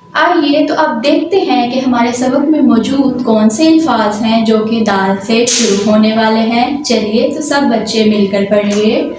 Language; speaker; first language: Urdu; non-native, local second language; Punjabi